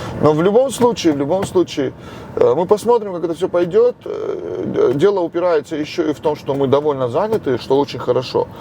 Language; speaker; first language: Russian; non-native, local second language; Georgian